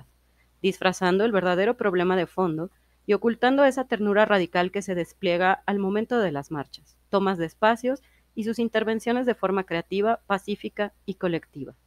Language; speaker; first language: Spanish; native; Spanish